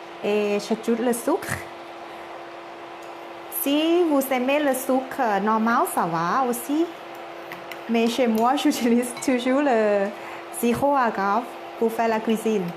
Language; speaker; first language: French; non-native, learner; Thai